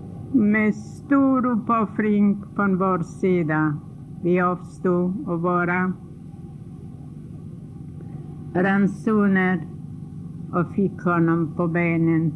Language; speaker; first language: Swedish; non-native, fluent; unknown